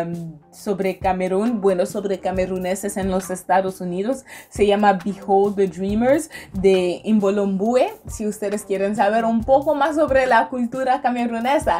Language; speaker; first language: Spanish; non-native, fluent; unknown